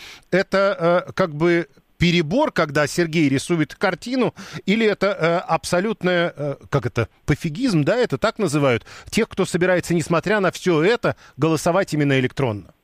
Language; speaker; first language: Russian; native; Russian